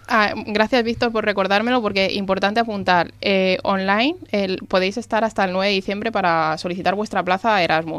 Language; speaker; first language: Spanish; native; Spanish